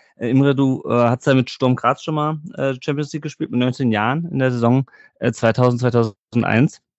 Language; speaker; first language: German; native; German